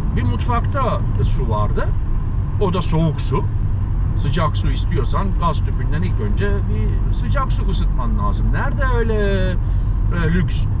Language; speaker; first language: Turkish; native; Turkish